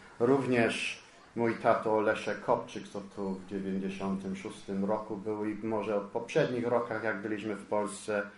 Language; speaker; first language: Polish; early bilingual, heritage; Polish